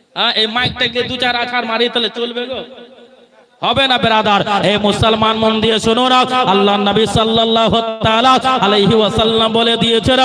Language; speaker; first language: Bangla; non-native, fluent; Urdu